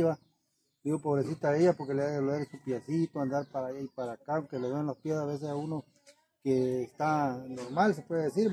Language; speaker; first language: Spanish; native; Spanish